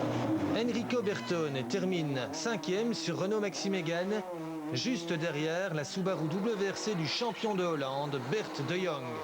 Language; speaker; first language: French; native; French